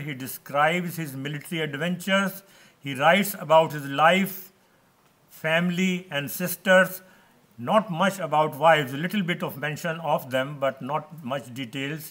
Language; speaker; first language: English; non-native, local second language; Urdu